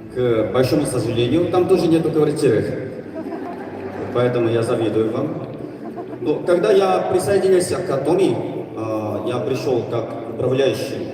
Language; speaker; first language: Russian; non-native, fluent; Korean